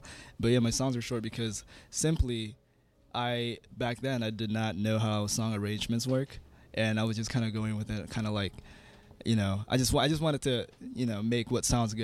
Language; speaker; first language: English; non-native, fluent; Indonesian